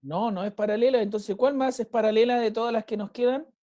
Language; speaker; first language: Spanish; native; Spanish